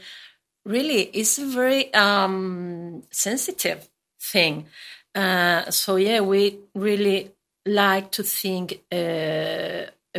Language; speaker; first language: English; non-native, fluent; Spanish